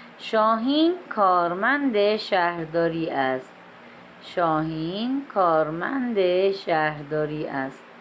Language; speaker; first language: Persian; non-native, fluent; Urdu